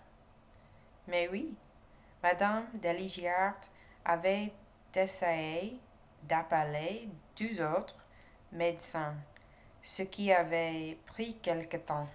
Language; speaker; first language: French; non-native, learner; English